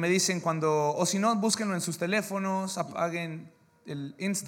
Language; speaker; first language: Spanish; early bilingual, heritage; English